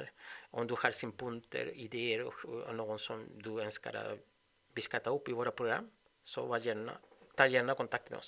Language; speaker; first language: Swedish; non-native, fluent; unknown